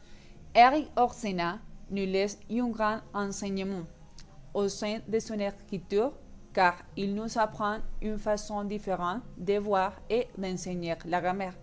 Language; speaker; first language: French; non-native, learner; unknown